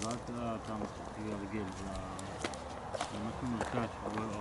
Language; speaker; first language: Hebrew; native; Hebrew